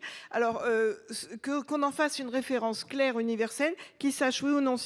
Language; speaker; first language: French; native; French